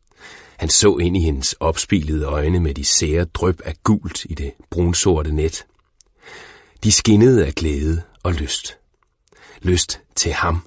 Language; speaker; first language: Danish; native; Danish